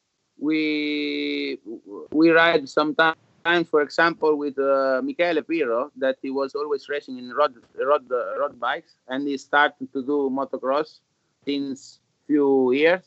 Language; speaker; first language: English; non-native, learner; Italian